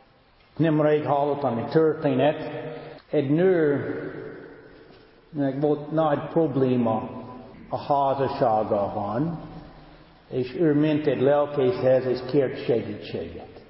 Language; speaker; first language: Hungarian; non-native, fluent; English